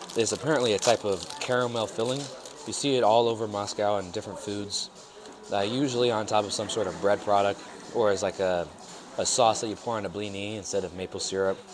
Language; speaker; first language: English; native; English